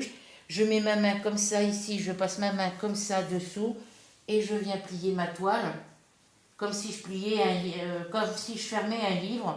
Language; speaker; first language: French; native; French